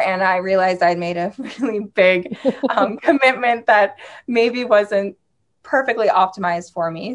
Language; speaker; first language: English; native; English